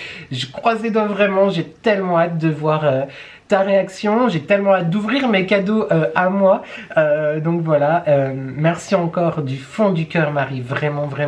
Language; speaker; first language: French; native; French